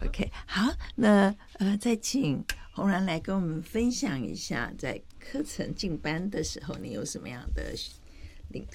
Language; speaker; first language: Chinese; native; Chinese